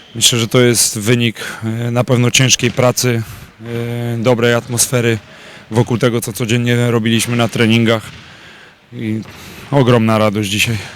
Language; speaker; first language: Polish; native; Polish